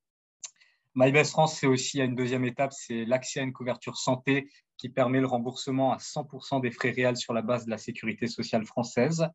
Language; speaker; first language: French; native; French